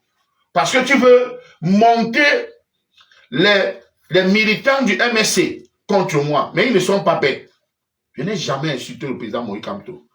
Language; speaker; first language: French; native; French